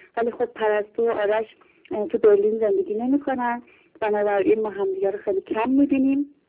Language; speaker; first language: Persian; early bilingual, heritage; Persian